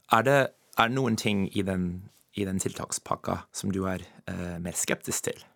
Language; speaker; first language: Norwegian; non-native, fluent; English